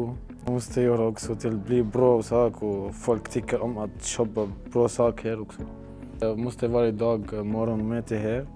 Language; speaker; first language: Swedish; non-native, learner; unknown